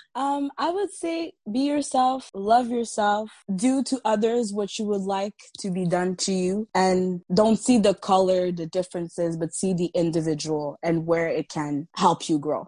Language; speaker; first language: English; non-native, fluent; French